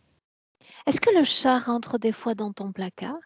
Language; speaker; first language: French; native; French